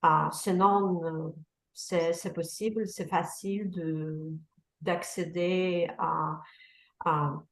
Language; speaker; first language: French; non-native, learner; Russian